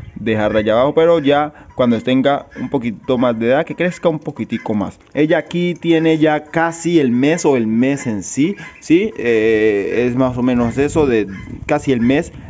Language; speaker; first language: Spanish; native; Spanish